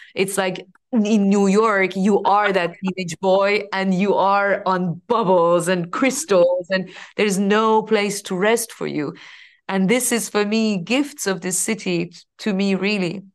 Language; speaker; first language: English; non-native, fluent; Persian